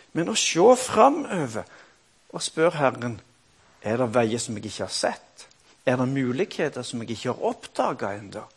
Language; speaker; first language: Norwegian; native; Norwegian